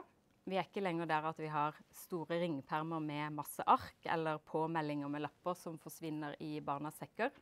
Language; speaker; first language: Norwegian; native; Norwegian